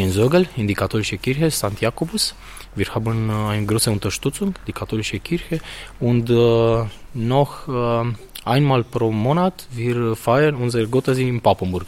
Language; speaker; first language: German; non-native, learner; Romanian